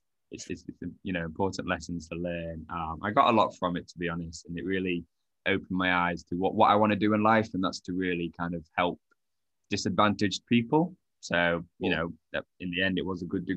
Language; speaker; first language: English; native; English